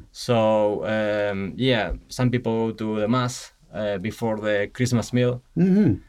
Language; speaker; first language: English; non-native, fluent; Spanish